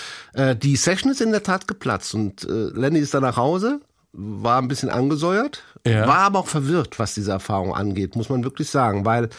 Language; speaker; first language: German; native; German